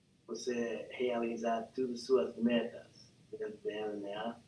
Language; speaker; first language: Portuguese; non-native, learner; English